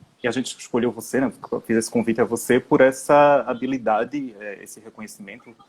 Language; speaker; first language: Portuguese; native; Portuguese